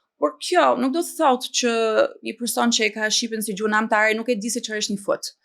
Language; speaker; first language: Albanian; non-native, fluent; English